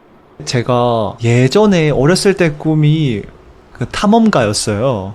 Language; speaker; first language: Korean; native; Korean